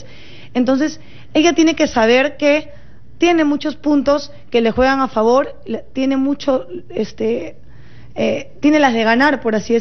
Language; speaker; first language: Spanish; native; Spanish